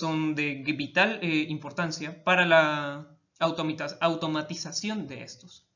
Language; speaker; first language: Spanish; native; Spanish